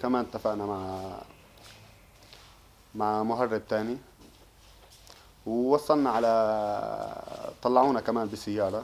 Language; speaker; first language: Arabic; native; Arabic